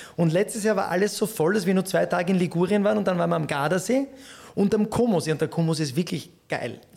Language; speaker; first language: German; native; German